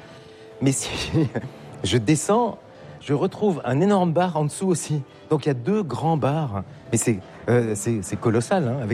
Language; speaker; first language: French; native; French